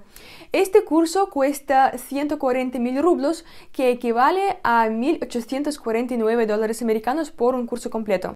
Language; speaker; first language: Spanish; non-native, fluent; Russian